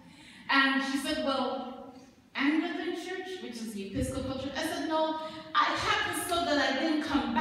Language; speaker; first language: English; native; English